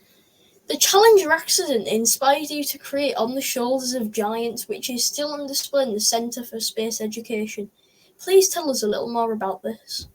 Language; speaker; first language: English; native; English